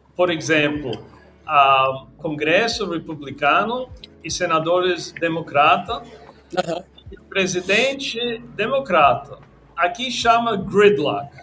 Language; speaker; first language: Portuguese; non-native, learner; English